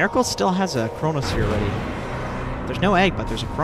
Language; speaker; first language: English; native; English